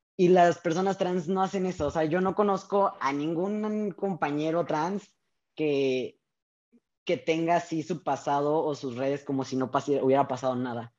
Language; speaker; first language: Spanish; native; Spanish